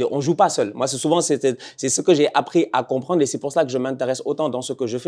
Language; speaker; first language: French; non-native, local second language; Wolof